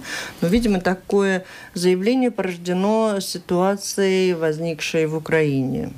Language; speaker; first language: Russian; native; Russian